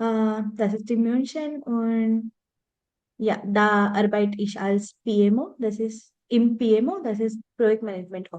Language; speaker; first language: German; non-native, learner; Marathi